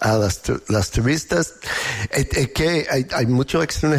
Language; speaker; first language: Spanish; non-native, learner; English